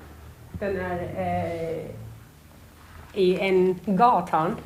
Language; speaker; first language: Swedish; non-native, learner; Turkish